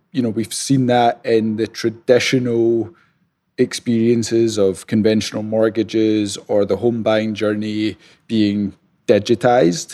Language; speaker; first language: English; native; English